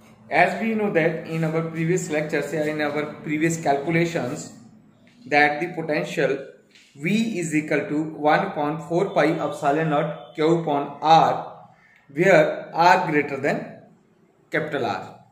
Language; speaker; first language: English; non-native, local second language; Hindi